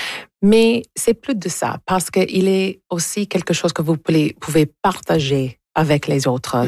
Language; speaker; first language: French; non-native, local second language; English